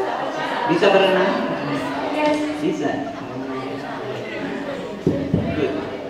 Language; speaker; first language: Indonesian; non-native, fluent; Arabic